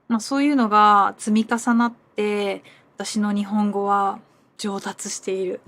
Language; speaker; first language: Japanese; native; Japanese